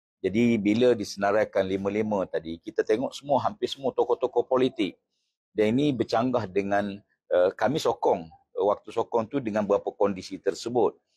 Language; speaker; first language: Malay; native; Malay